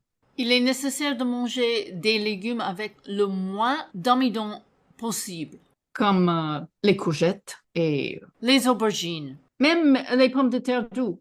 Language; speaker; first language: French; non-native, fluent; English